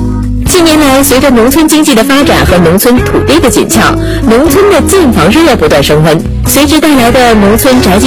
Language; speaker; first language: Chinese; native; Chinese